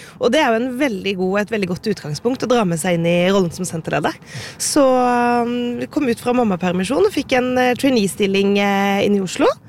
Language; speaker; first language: Norwegian; native; Norwegian